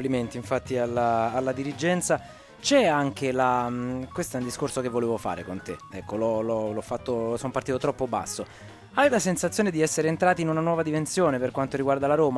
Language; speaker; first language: Italian; native; Italian